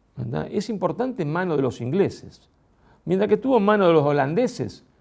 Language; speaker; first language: Spanish; native; Spanish